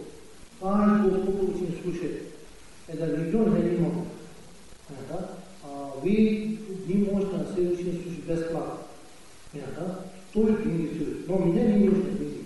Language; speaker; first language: Russian; non-native, learner; Tibetan